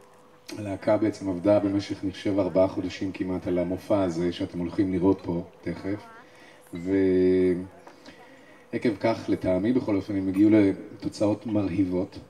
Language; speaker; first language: Hebrew; native; Hebrew